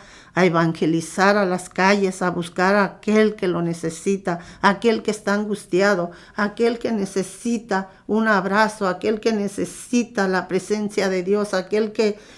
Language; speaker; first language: Spanish; native; Spanish